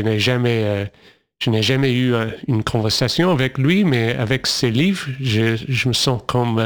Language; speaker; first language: French; non-native, fluent; English